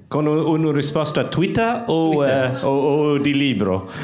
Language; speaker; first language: Italian; non-native, learner; English